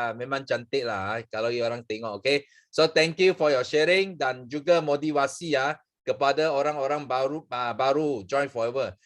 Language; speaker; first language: Malay; non-native, local second language; Chinese